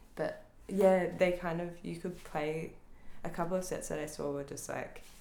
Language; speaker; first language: English; native; English